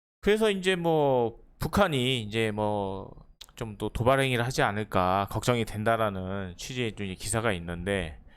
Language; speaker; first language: Korean; native; Korean